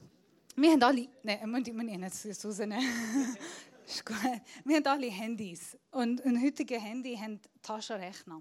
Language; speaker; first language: German; non-native, fluent; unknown